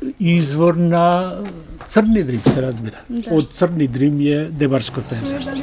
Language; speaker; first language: Macedonian; native; Macedonian